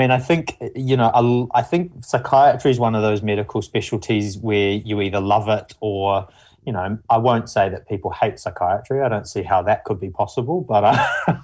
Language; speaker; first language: English; native; English